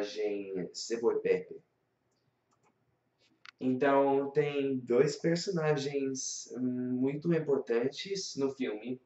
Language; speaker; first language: Portuguese; non-native, learner; English